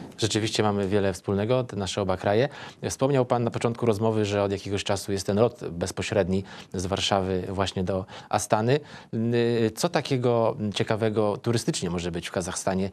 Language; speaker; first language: Polish; native; Polish